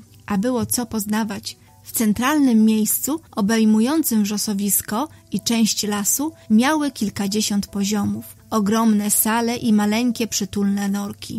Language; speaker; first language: Polish; native; Polish